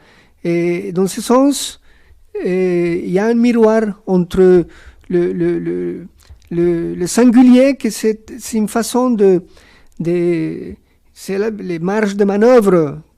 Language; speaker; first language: French; non-native, fluent; Spanish